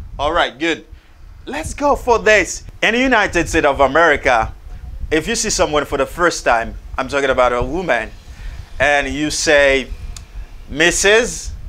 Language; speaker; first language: English; non-native, fluent; Haitian Creole